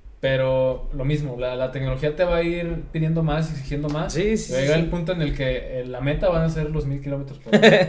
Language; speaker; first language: Spanish; native; Spanish